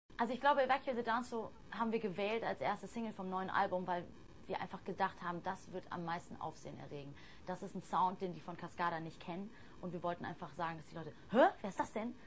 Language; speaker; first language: German; early bilingual, other home language; English